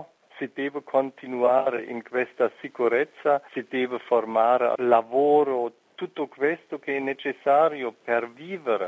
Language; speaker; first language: Italian; non-native, fluent; German